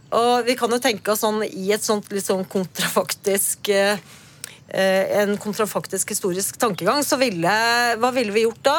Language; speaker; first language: Norwegian; early bilingual, other home language; Spanish